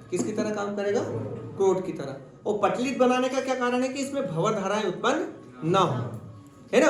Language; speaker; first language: Hindi; native; Hindi